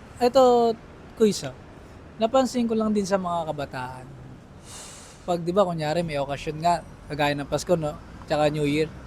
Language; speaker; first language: Filipino; non-native, local second language; Pampanga